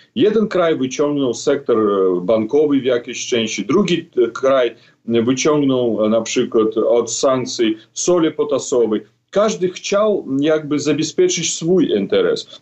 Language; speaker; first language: Polish; non-native, fluent; Belarusian